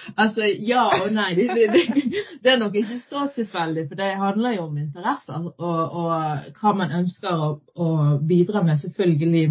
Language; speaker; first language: Norwegian; early bilingual, other home language; Arabic